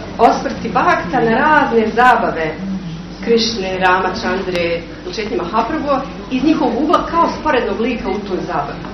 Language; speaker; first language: Serbian; native; Serbian